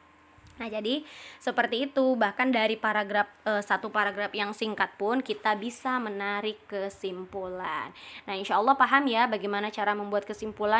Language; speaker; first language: Indonesian; native; Indonesian